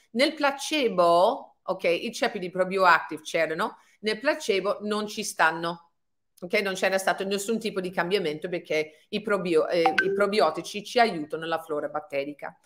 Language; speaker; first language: Italian; non-native, fluent; English